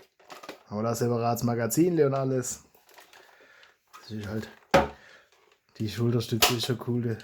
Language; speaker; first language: German; native; German